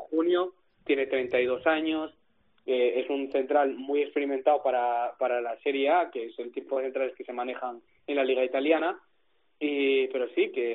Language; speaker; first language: Spanish; native; Spanish